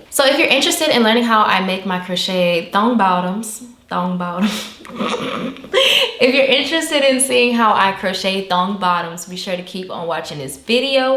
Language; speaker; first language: English; native; English